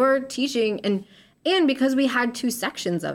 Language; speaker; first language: English; native; English